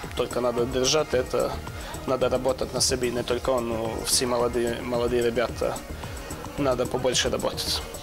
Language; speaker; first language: Russian; non-native, fluent; Serbian